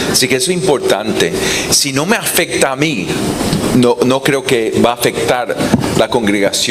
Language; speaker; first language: Spanish; non-native, fluent; English